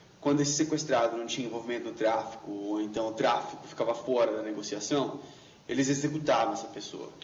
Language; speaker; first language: Portuguese; native; Portuguese